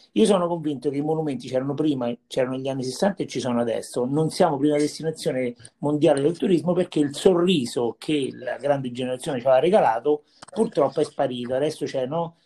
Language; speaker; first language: Italian; native; Italian